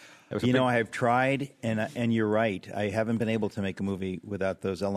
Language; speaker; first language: English; native; English